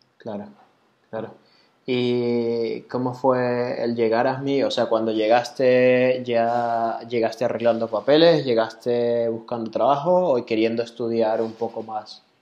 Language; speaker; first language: Spanish; native; Spanish